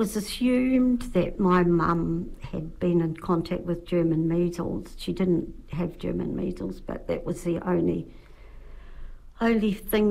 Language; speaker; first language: English; native; English